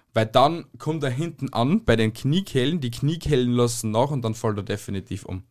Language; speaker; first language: German; native; German